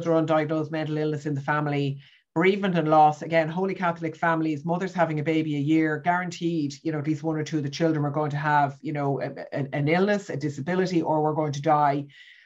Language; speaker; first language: English; native; English